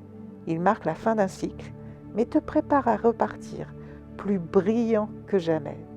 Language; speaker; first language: French; native; French